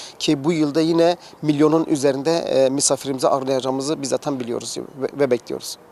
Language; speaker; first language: Turkish; native; Turkish